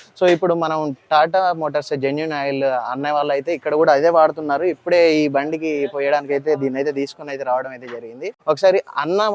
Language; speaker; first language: Telugu; native; Telugu